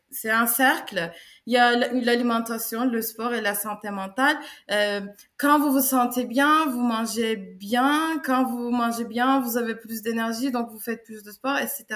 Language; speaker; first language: French; non-native, fluent; Turkish